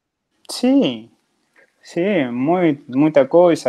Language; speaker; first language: Portuguese; non-native, fluent; Spanish